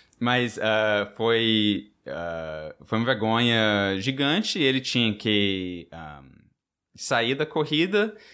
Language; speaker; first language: Portuguese; non-native, fluent; English